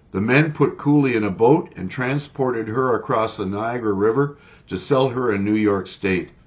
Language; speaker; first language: English; native; English